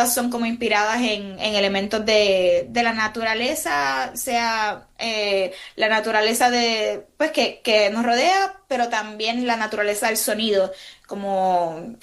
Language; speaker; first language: Spanish; native; Spanish